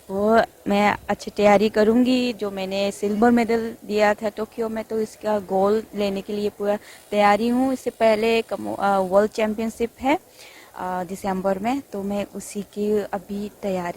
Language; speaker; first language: Hindi; non-native, local second language; Manipuri